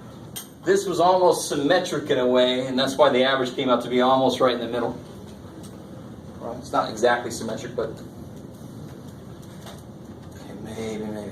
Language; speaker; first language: English; native; English